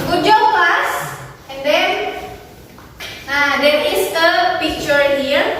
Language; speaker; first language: English; non-native, fluent; Indonesian